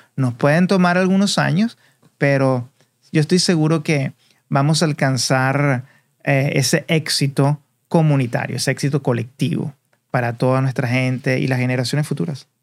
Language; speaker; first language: Spanish; native; Spanish